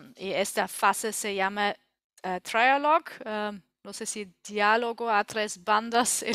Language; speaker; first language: Spanish; non-native, learner; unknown